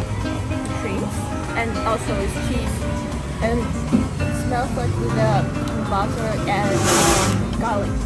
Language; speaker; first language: English; non-native, learner; Russian